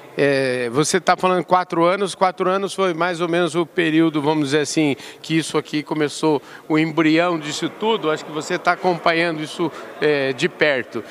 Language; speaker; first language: Portuguese; native; Portuguese